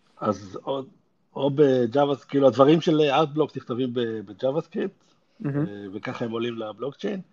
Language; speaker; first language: Hebrew; native; Hebrew